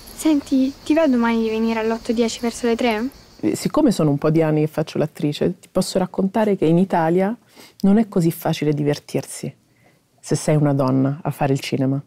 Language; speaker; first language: Italian; native; Italian